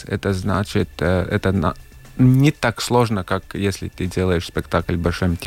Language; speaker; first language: Russian; non-native, local second language; Latvian